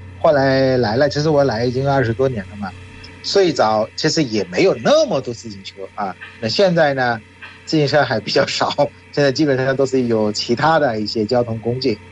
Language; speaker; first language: Chinese; non-native, fluent; Bangla